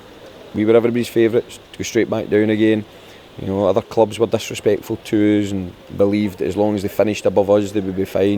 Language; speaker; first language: English; native; English